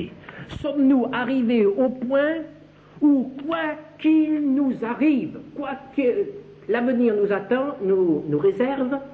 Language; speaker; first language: French; native; French